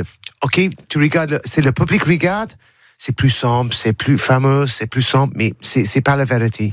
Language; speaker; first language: French; non-native, learner; English